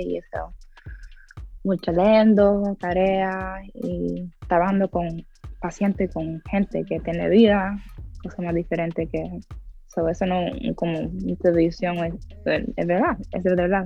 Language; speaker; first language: Spanish; early bilingual, heritage; English